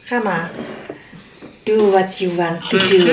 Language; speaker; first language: English; non-native, learner; Indonesian